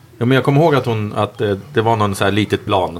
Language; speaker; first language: Swedish; native; Swedish